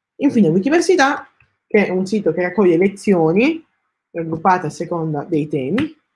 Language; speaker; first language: Italian; native; Italian